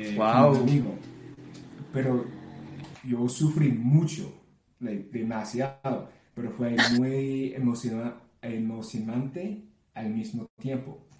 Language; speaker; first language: Spanish; non-native, learner; English